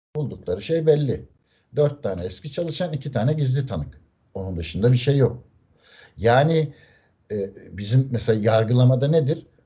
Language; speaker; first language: Turkish; native; Turkish